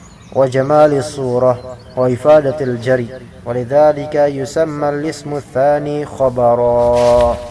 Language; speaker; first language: Arabic; non-native, fluent; Indonesian